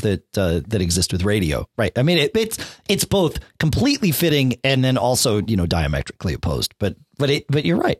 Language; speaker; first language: English; native; English